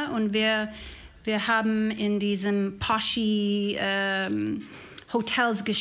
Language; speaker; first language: German; non-native, learner; English